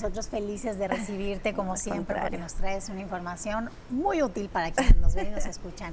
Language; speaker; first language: Spanish; native; Spanish